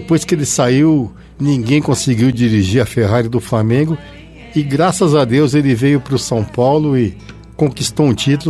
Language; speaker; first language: Portuguese; native; Portuguese